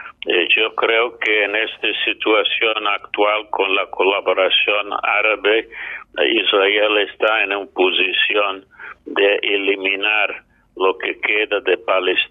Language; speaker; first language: Spanish; non-native, fluent; English